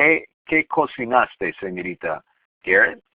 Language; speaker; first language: Spanish; non-native, fluent; English